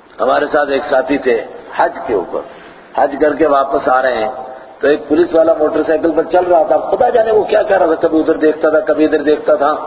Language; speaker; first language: Urdu; non-native, local second language; Punjabi